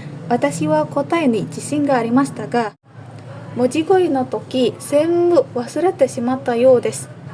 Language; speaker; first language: Japanese; non-native, learner; Indonesian